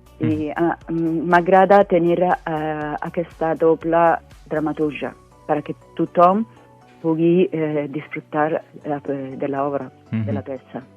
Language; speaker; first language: Catalan; non-native, fluent; Italian